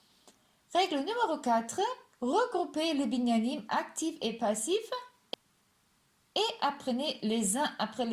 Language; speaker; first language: French; non-native, fluent; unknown